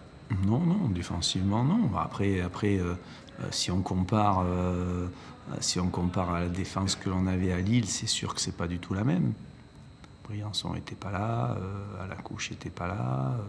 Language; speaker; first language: French; native; French